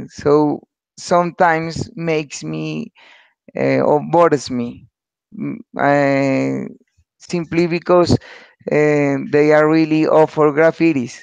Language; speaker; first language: English; non-native, learner; Spanish